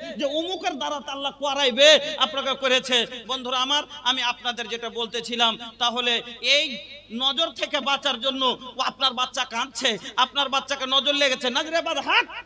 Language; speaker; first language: Bangla; native; Bangla